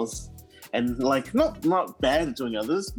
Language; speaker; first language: English; native; English